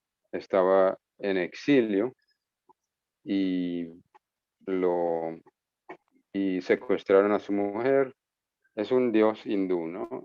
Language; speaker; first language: Spanish; non-native, fluent; English